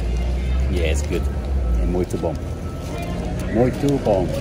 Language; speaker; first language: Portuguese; non-native, learner; English